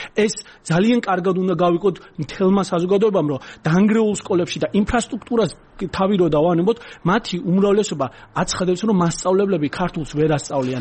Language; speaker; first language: Georgian; non-native, local second language; Azerbaijani